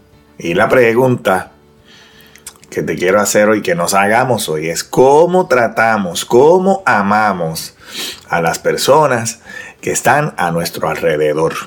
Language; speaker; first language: Spanish; native; Spanish